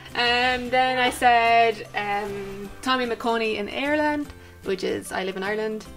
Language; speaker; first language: English; non-native, fluent; Spanish